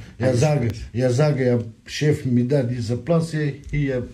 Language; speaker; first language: German; non-native, learner; Romanian